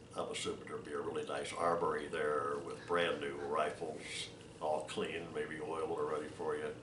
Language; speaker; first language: English; native; English